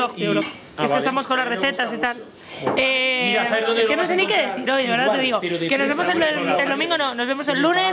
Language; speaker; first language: Spanish; native; Spanish